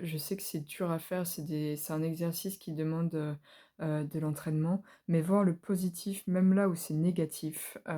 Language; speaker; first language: French; native; French